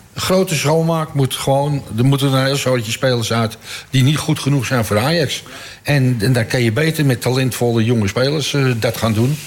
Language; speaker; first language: Dutch; native; Dutch